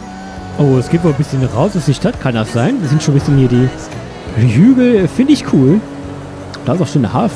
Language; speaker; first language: German; native; German